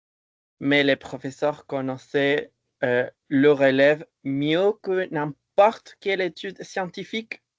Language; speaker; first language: French; non-native, fluent; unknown